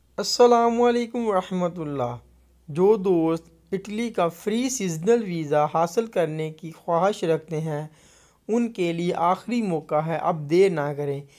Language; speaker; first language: Urdu; non-native, local second language; Punjabi